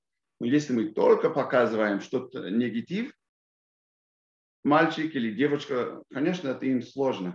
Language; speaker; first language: Russian; non-native, fluent; English